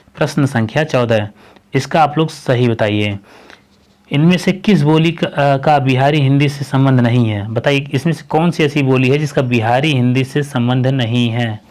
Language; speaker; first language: Hindi; native; Hindi